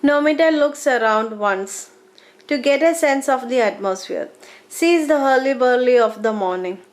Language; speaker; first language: English; non-native, local second language; Malayalam